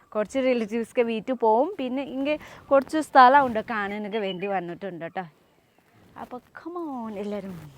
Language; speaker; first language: Malayalam; non-native, learner; Nepali